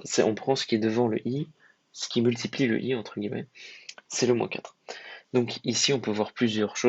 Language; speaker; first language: French; native; French